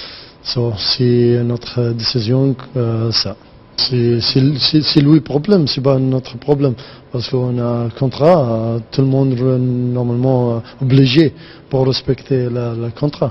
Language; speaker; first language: French; non-native, local second language; Arabic